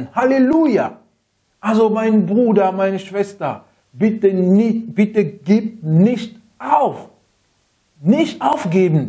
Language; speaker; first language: German; non-native, fluent; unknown